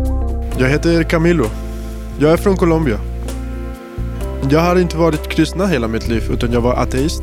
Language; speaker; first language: Swedish; non-native, learner; Spanish